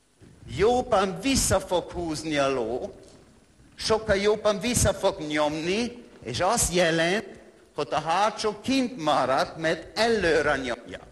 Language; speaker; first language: Hungarian; non-native, learner; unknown